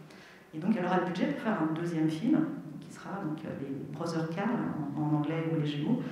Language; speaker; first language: French; native; French